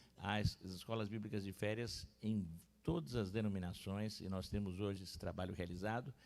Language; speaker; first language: Portuguese; native; Portuguese